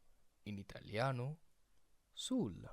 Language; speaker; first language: Italian; non-native, fluent; Filipino